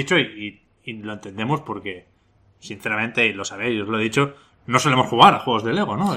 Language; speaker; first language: Spanish; native; Spanish